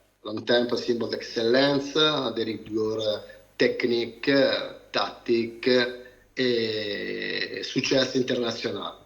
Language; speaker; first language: French; non-native, learner; Italian